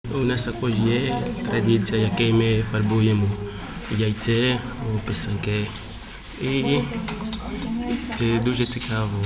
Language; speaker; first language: Ukrainian; non-native, learner; Portuguese